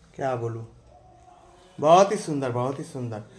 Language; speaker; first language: Hindi; non-native, local second language; Bangla